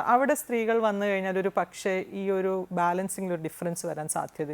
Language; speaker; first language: Malayalam; native; Malayalam